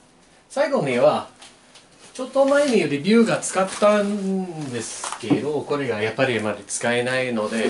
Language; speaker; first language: Japanese; non-native, learner; English